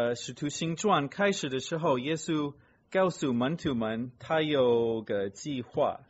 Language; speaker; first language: Chinese; non-native, fluent; English